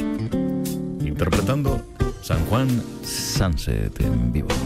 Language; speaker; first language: Spanish; native; Spanish